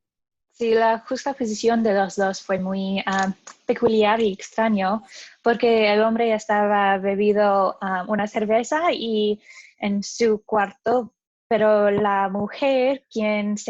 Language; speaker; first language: Spanish; non-native, learner; English